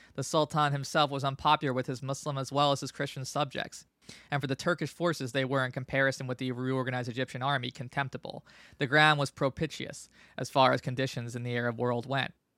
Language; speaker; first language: English; native; English